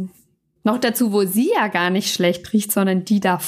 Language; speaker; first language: German; native; German